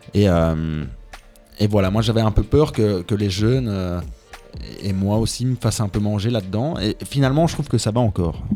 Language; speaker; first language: French; native; French